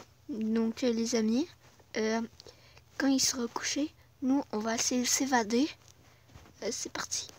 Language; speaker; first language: French; native; French